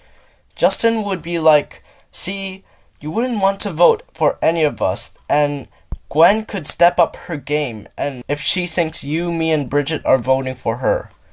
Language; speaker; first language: English; native; English